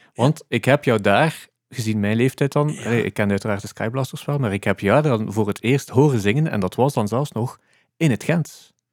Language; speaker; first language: Dutch; native; Dutch